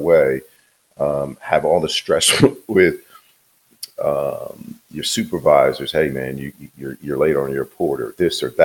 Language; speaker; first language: English; native; English